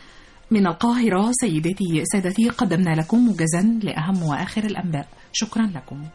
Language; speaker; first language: Arabic; native; Arabic